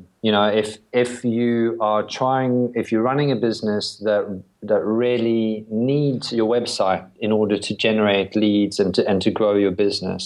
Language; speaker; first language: English; native; English